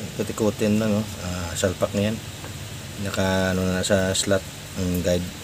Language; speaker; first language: Filipino; non-native, local second language; Cebuano